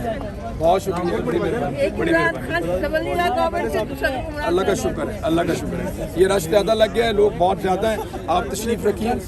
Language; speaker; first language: Hindi; non-native, local second language; Punjabi